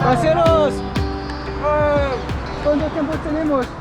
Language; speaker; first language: Spanish; non-native, learner; French